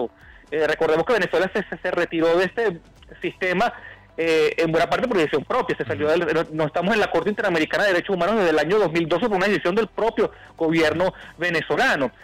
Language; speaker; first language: Spanish; native; Spanish